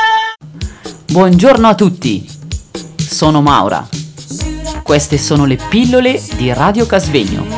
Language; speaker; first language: Italian; native; Italian